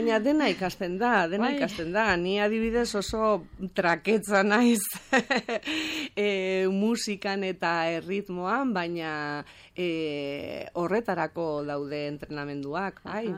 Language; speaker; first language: Basque; non-native, local second language; Spanish